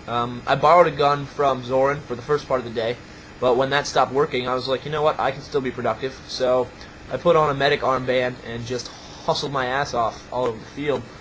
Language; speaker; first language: English; native; English